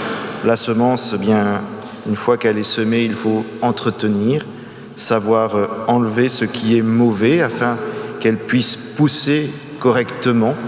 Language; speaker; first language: French; native; French